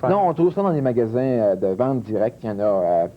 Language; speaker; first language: French; native; French